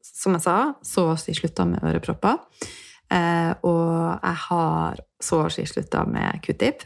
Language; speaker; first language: Norwegian; native; Norwegian